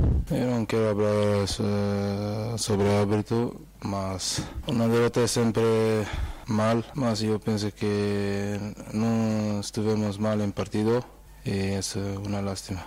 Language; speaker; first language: Spanish; non-native, learner; Portuguese